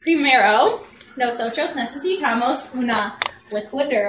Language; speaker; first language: Spanish; non-native, learner; English